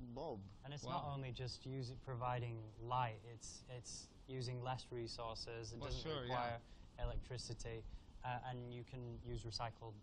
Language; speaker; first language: English; native; English